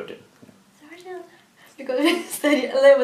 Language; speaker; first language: English; non-native, learner; Russian